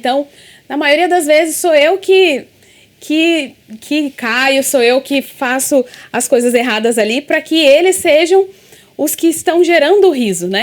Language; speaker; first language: Portuguese; native; Portuguese